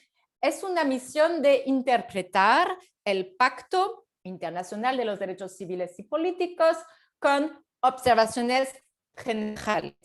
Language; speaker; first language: Spanish; non-native, fluent; French